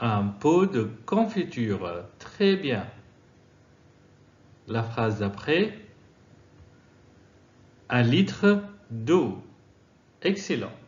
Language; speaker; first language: French; non-native, fluent; Arabic